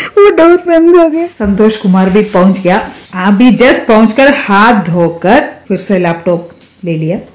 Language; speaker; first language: Hindi; non-native, local second language; Malayalam